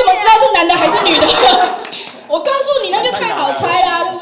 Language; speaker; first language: Chinese; native; Chinese